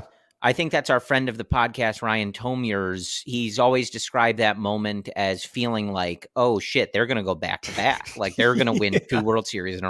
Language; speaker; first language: English; native; English